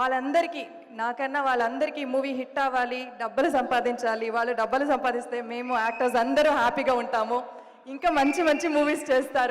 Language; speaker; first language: Telugu; non-native, fluent; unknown